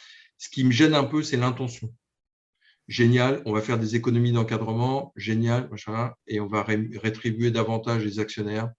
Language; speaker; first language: French; native; French